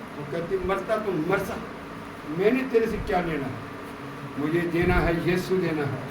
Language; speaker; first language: Hindi; non-native, local second language; Punjabi